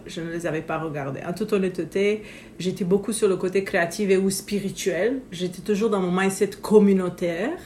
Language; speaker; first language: French; non-native, fluent; Romanian